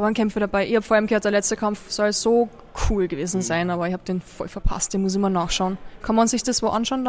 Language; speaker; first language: German; native; German